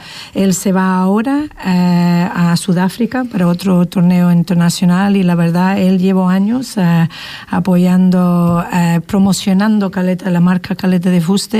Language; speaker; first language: Spanish; non-native, fluent; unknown